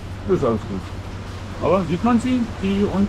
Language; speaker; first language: German; native; German